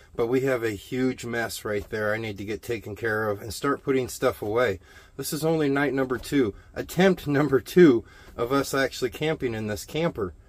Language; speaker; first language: English; native; English